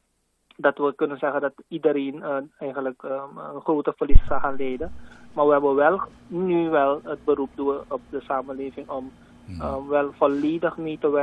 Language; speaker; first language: Dutch; native; Dutch